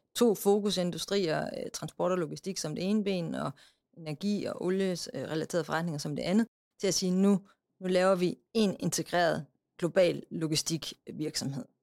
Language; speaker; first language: Danish; native; Danish